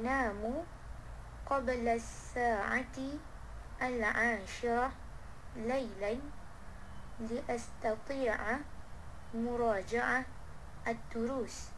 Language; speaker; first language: Arabic; non-native, learner; Malay